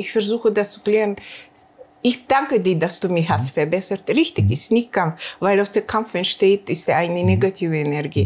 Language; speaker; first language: German; non-native, learner; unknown